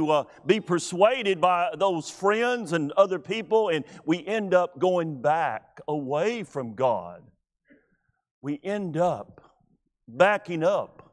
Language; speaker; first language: English; native; English